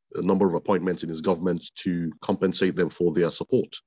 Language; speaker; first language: English; non-native, local second language; Bini